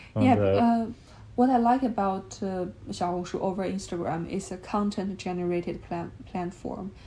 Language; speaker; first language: English; non-native, fluent; Chinese